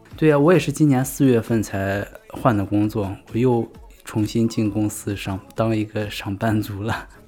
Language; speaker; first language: Chinese; native; Chinese